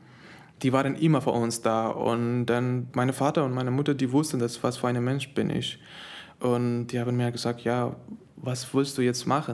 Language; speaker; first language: German; non-native, fluent; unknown